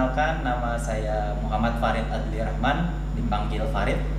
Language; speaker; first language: Indonesian; native; Indonesian